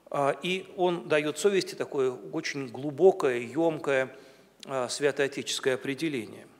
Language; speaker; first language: Russian; native; Russian